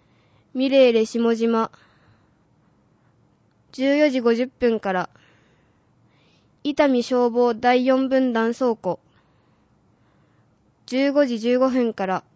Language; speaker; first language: Japanese; native; Japanese